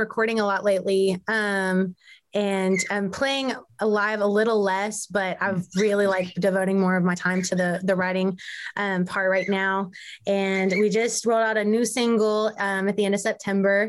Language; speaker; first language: English; native; English